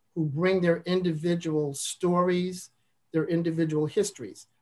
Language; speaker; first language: English; native; English